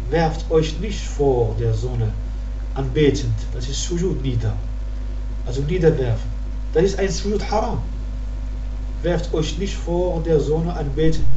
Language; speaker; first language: German; non-native, fluent; Arabic